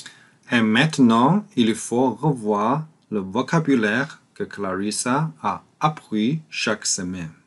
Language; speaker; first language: French; non-native, learner; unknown